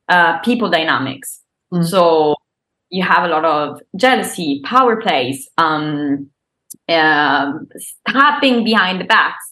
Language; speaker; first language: English; non-native, fluent; Italian